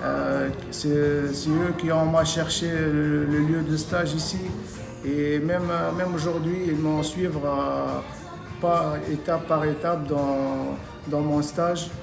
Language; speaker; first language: French; non-native, local second language; Arabic